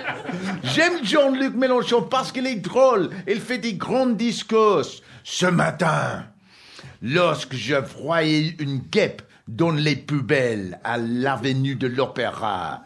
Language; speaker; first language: French; non-native, learner; English